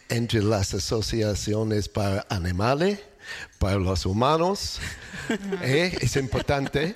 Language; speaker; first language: Spanish; non-native, learner; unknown